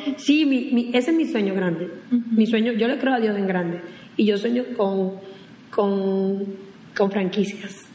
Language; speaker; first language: Spanish; native; Spanish